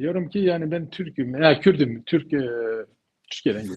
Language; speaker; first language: Turkish; early bilingual, heritage; Kurdish